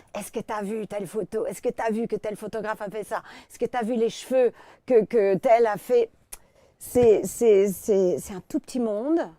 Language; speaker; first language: French; non-native, fluent; English